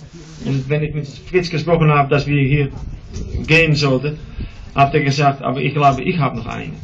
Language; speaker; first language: German; non-native, learner; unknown